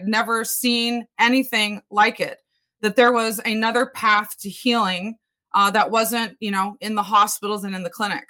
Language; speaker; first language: English; native; English